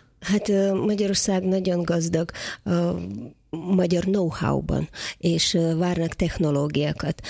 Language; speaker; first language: Hungarian; non-native, fluent; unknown